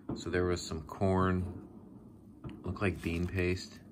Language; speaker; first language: English; native; English